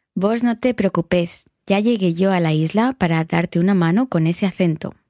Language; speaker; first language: English; non-native, fluent; Spanish